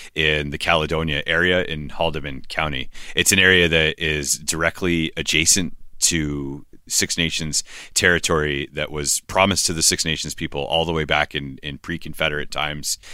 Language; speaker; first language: English; native; English